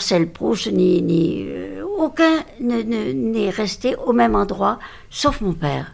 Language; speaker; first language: French; native; French